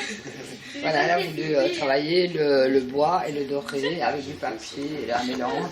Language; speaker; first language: French; native; French